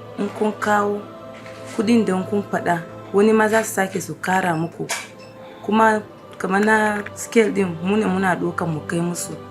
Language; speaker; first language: Hausa; non-native, local second language; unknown